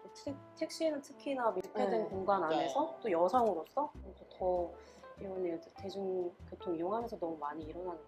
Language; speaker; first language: Korean; early bilingual, other home language; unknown